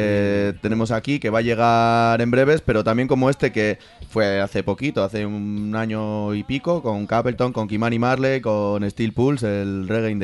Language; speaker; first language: Spanish; native; Spanish